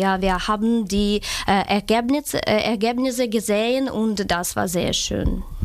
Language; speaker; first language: German; non-native, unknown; Ukrainian